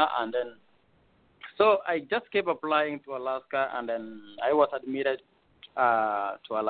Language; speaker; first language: English; non-native, local second language; Kalenjin